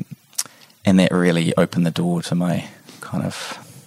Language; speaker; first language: English; native; English